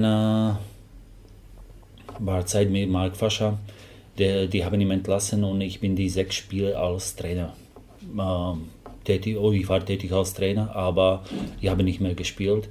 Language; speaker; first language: German; non-native, fluent; Slovak